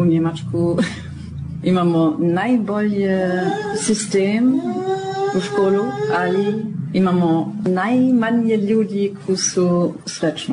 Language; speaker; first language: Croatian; non-native, learner; German